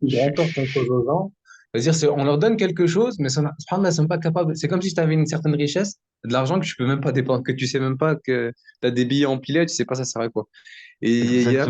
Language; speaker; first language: French; native; French